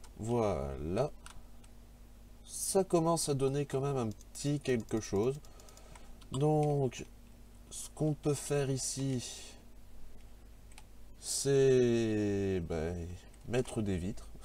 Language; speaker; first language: French; native; French